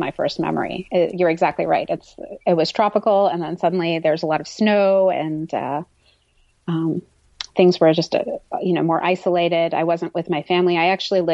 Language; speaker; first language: English; native; English